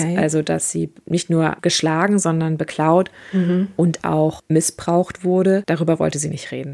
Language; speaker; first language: German; native; German